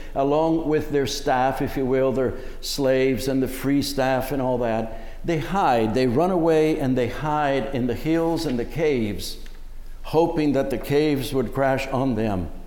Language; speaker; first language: English; early bilingual, other home language; Spanish